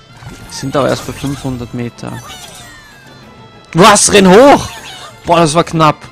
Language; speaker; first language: German; native; German